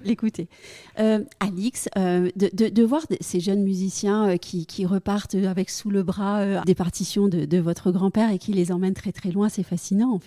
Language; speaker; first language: French; native; French